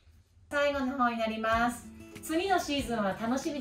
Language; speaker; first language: Japanese; native; Japanese